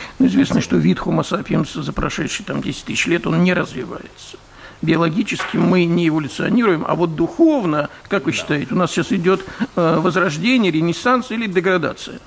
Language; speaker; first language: Russian; native; Russian